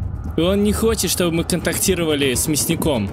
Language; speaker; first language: Russian; native; Russian